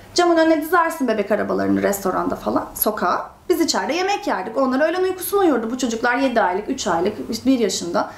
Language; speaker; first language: Turkish; native; Turkish